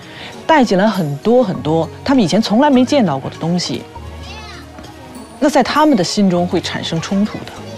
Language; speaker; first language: Chinese; native; Chinese